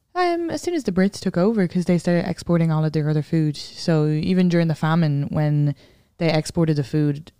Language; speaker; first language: English; native; English